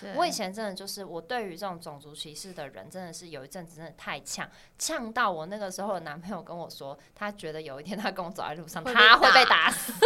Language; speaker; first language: Chinese; native; Chinese